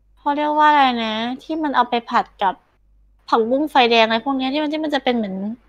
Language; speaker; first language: Thai; native; Thai